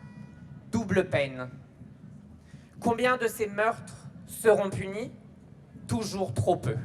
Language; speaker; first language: French; native; French